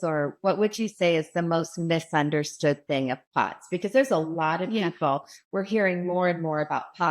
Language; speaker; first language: English; native; English